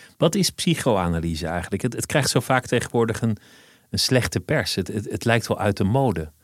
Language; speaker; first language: Dutch; native; Dutch